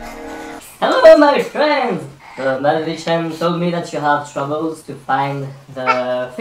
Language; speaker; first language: English; non-native, learner; French